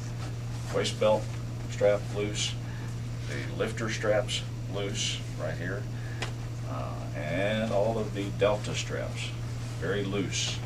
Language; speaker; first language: English; native; English